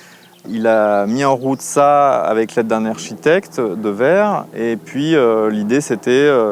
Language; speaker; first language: French; native; French